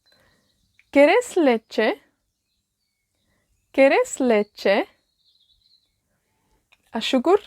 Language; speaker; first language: Spanish; non-native, fluent; Welsh